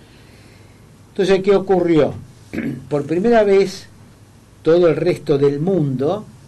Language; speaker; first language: Spanish; native; Spanish